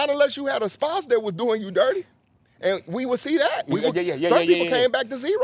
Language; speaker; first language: English; native; English